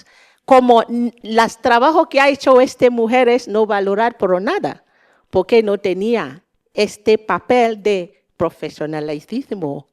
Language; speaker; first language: Spanish; non-native, learner; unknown